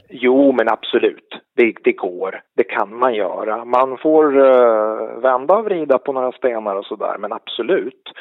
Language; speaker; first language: Swedish; native; Swedish